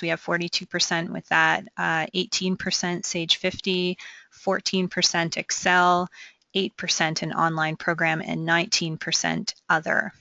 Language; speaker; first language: English; native; English